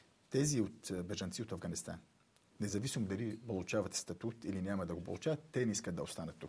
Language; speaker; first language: Bulgarian; non-native, fluent; Arabic